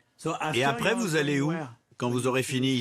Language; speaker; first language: French; native; French